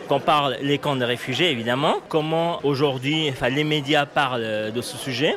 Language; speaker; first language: French; non-native, fluent; Persian